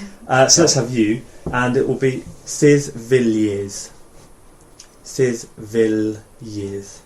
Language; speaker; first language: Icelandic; non-native, fluent; English